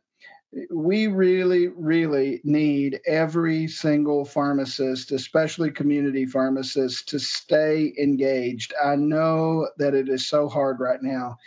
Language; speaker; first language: English; native; English